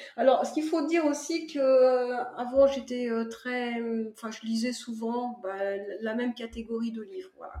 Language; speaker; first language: French; native; French